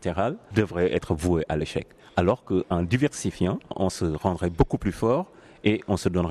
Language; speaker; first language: French; non-native, local second language; Wolof